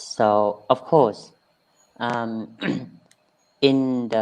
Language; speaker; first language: English; non-native, fluent; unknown